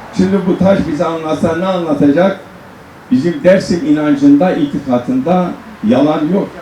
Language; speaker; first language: Turkish; non-native, local second language; Zaza